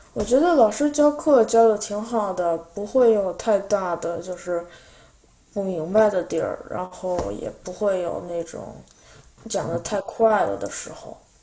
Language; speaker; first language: Chinese; early bilingual, other home language; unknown